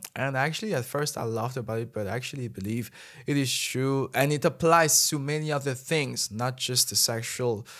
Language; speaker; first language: English; non-native, fluent; Malagasy